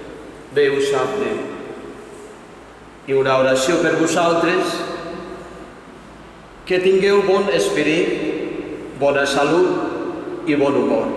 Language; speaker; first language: Catalan; non-native, fluent; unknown